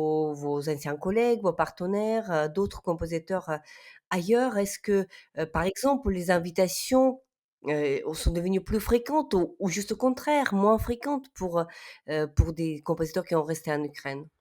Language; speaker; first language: French; non-native, fluent; Ukrainian